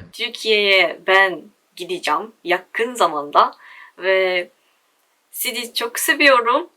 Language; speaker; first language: Turkish; non-native, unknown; Korean